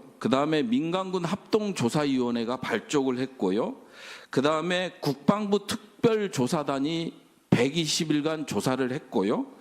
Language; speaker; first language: Korean; native; Korean